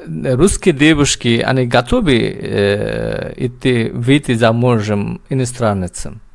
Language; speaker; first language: Russian; non-native, learner; Bangla